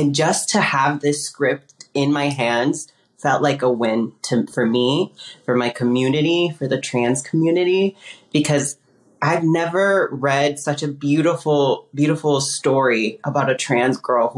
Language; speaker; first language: English; early bilingual, other home language; Spanish